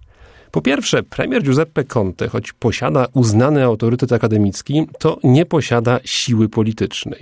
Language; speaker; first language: Polish; native; Polish